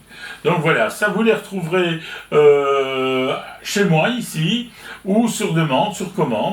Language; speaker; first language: French; native; French